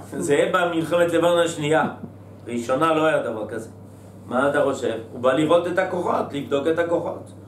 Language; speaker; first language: Hebrew; native; Hebrew